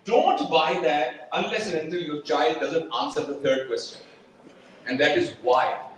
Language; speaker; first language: English; non-native, local second language; Urdu